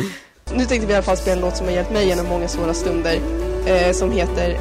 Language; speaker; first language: Swedish; native; Swedish